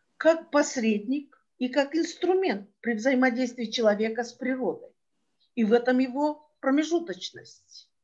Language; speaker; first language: Russian; non-native, local second language; Kyrgyz